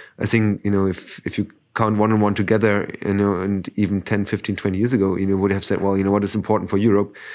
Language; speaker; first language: English; non-native, fluent; German